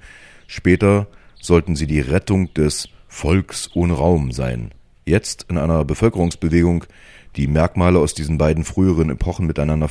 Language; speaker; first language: German; native; German